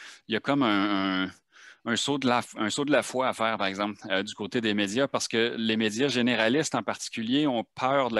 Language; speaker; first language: French; native; French